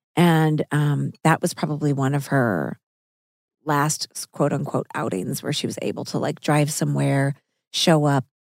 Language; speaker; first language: English; native; English